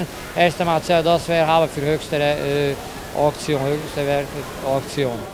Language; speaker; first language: German; non-native, learner; Hungarian